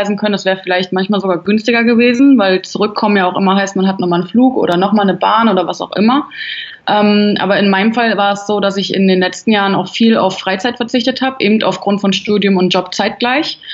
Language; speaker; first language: German; native; German